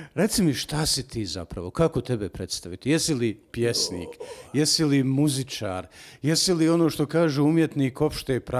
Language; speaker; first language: Serbian; native; Serbian